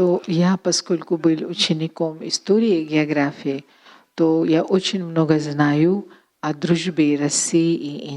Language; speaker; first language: Russian; non-native, fluent; Hindi